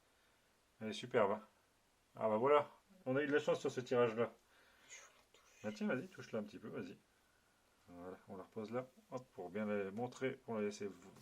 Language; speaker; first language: French; native; French